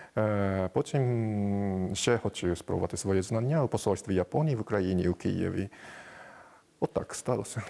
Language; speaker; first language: Ukrainian; non-native, fluent; Japanese